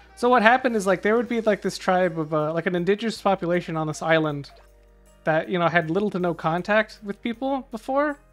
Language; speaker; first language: English; native; English